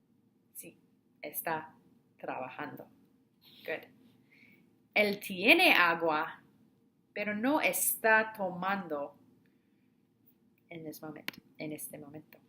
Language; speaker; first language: Spanish; non-native, fluent; English